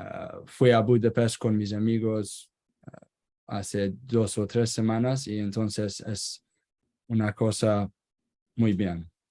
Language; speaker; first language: Spanish; non-native, learner; Kurdish